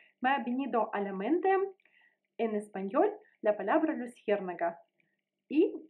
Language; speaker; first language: Spanish; non-native, learner; Russian